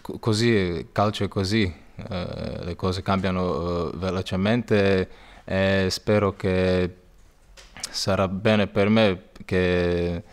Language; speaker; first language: Italian; non-native, learner; Croatian